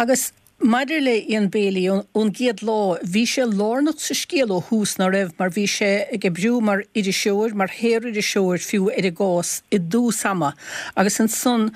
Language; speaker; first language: Irish; native; Irish